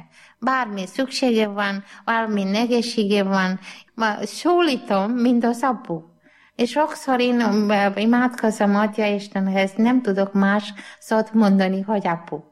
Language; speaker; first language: Hungarian; non-native, learner; Malayalam